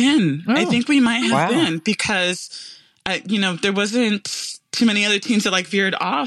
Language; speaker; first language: English; native; English